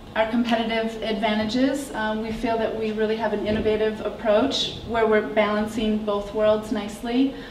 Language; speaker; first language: English; native; English